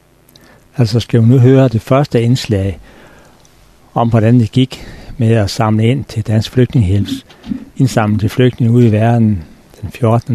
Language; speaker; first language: Danish; native; Danish